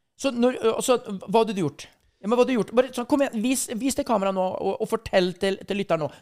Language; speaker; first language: Norwegian; native; Norwegian